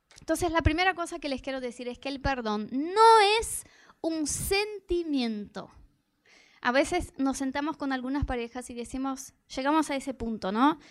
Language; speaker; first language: Spanish; non-native, fluent; Portuguese